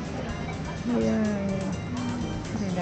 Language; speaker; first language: Japanese; non-native, learner; Filipino